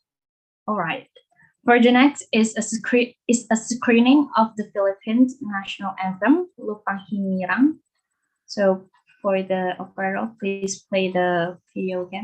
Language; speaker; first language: English; non-native, fluent; Indonesian